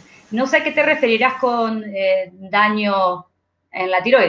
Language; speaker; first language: Spanish; native; Spanish